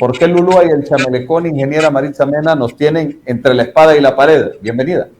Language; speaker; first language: Spanish; native; Spanish